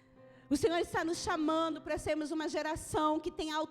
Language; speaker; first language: Portuguese; native; Portuguese